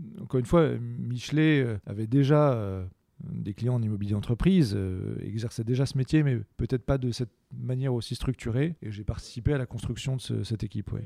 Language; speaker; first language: French; native; French